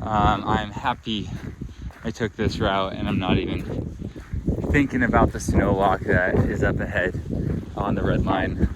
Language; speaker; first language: English; native; English